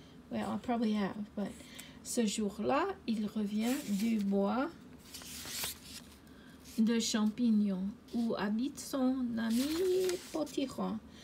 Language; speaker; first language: French; non-native, learner; English